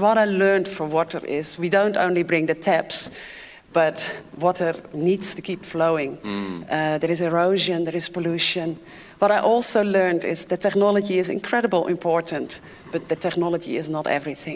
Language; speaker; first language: English; non-native, fluent; Dutch